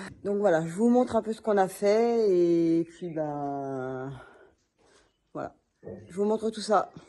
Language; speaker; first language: French; native; French